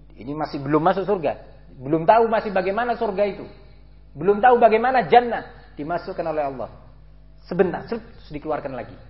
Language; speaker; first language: Malay; non-native, local second language; Madurese